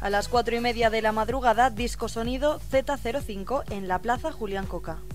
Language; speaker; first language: Spanish; native; Spanish